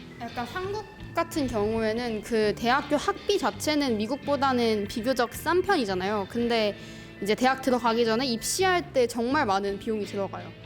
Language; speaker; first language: Korean; native; Korean